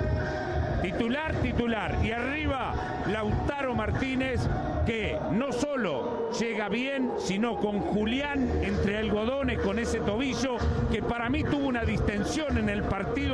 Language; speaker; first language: Spanish; native; Spanish